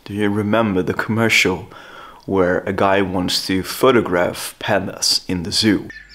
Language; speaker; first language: English; non-native, fluent; Dutch